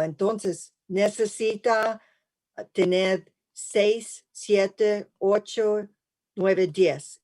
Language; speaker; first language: Spanish; early bilingual, heritage; English